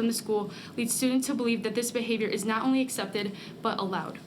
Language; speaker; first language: English; non-native, fluent; Italian